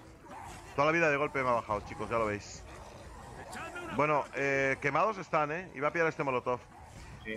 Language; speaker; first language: Spanish; native; Spanish